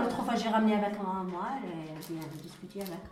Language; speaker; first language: French; non-native, learner; Arabic